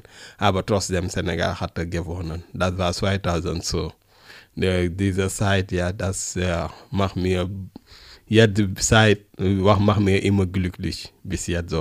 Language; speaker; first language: German; non-native, learner; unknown